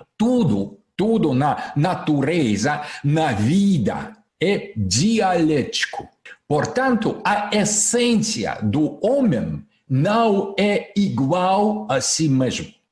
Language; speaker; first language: Portuguese; non-native, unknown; Russian